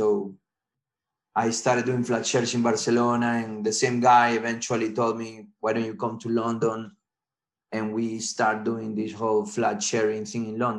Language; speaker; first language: English; non-native, fluent; Spanish